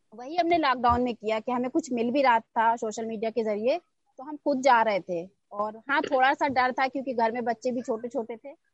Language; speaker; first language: Hindi; native; Hindi